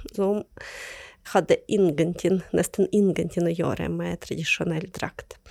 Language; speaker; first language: Norwegian; non-native, fluent; Ukrainian